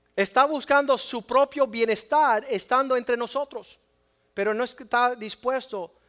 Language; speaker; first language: Spanish; native; Spanish